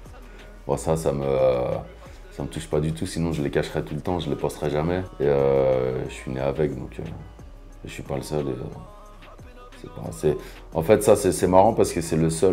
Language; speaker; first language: French; native; French